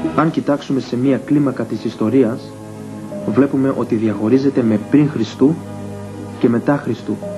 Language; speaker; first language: Greek; early bilingual, heritage; Greek